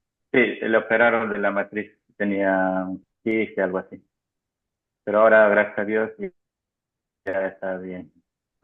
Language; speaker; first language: Spanish; native; Spanish